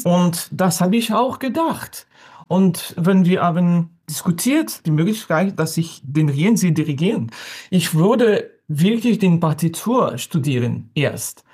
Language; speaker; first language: German; non-native, fluent; French